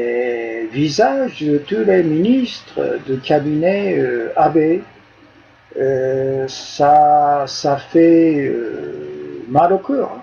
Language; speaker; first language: French; non-native, fluent; Japanese